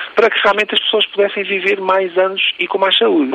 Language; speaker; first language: Portuguese; native; Portuguese